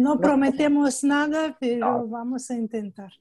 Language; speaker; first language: Spanish; non-native, fluent; Russian